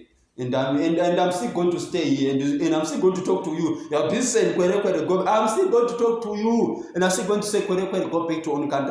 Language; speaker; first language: English; non-native, local second language; Zulu